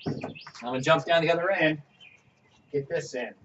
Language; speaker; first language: English; native; English